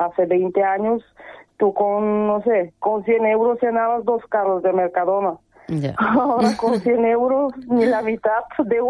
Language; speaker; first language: Spanish; non-native, fluent; Bulgarian